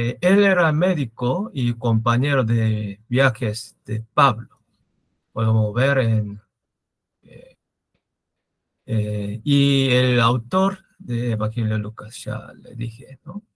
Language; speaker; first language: Spanish; non-native, learner; Korean